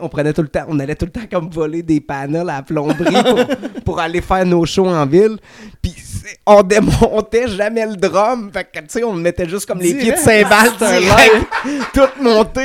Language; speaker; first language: French; native; French